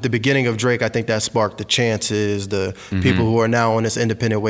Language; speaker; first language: English; native; English